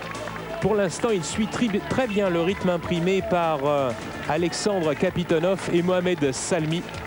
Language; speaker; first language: French; native; French